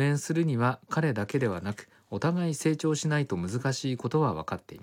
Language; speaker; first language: Japanese; native; Japanese